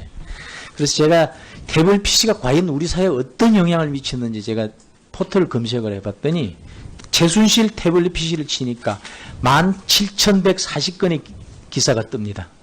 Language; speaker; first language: Korean; native; Korean